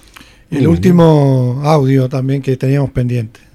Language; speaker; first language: Spanish; native; Spanish